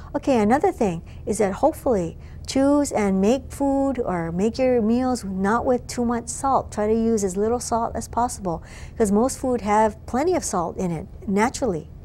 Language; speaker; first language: English; native; English